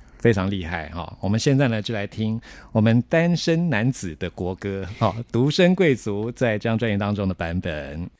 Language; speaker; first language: Chinese; native; Chinese